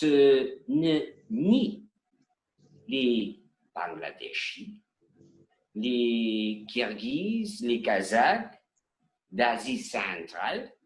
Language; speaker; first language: French; non-native, learner; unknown